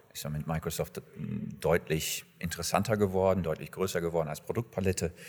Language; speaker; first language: German; non-native, fluent; English